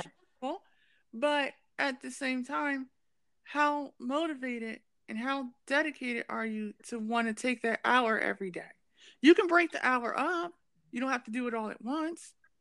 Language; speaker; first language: English; native; English